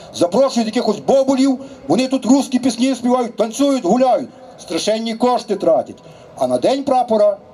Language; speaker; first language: Ukrainian; native; Ukrainian